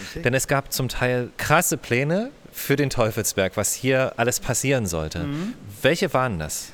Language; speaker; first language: German; native; German